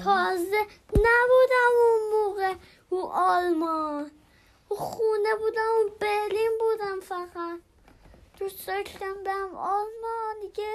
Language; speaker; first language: Persian; early bilingual, heritage; Persian